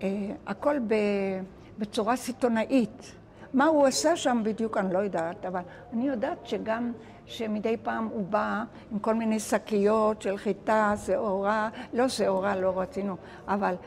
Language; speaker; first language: Hebrew; non-native, local second language; Ladino